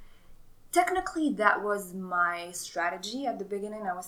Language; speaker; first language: English; non-native, fluent; Arabic